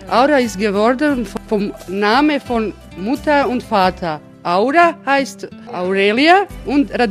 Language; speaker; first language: German; non-native, learner; Croatian